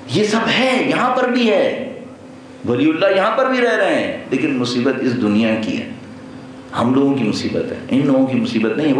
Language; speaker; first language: Urdu; native; Urdu